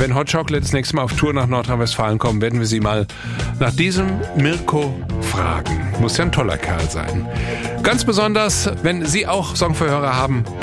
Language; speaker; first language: German; native; German